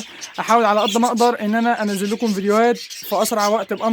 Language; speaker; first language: Arabic; native; Arabic